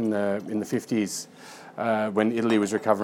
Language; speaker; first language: English; native; English